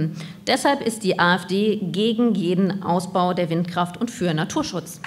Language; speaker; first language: German; native; German